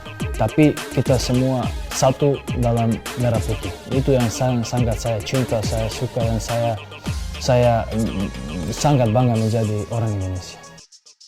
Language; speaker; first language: Indonesian; non-native, fluent; Serbian